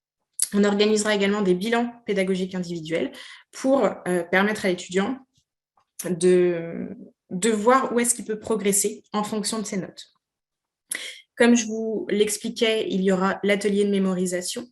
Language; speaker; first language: French; native; French